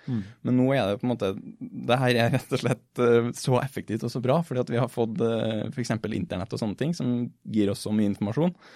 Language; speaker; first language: Norwegian; native; Norwegian